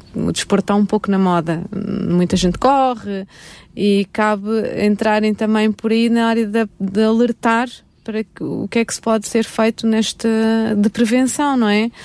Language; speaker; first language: Portuguese; native; Portuguese